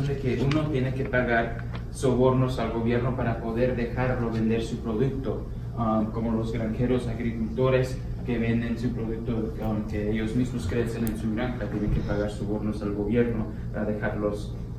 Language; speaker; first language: Spanish; early bilingual, heritage; Spanish